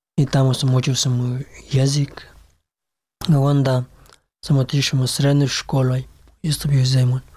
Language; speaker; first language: Serbian; non-native, learner; Pashto